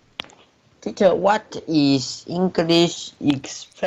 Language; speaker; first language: English; non-native, learner; Chinese